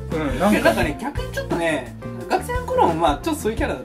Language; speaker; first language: Japanese; native; Japanese